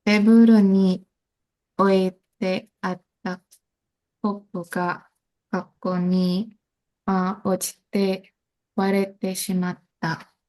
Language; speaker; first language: Japanese; non-native, learner; Filipino